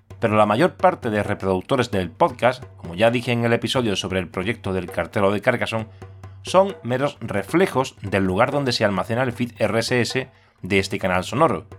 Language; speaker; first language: Spanish; native; Spanish